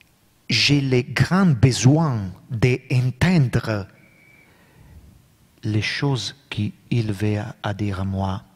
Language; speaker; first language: French; non-native, learner; Italian